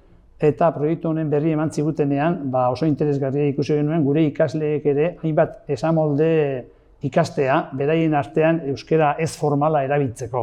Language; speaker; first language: Basque; native; Basque